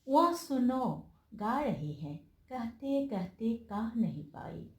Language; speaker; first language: Hindi; non-native, local second language; Assamese